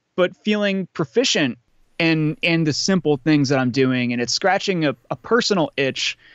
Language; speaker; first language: English; native; English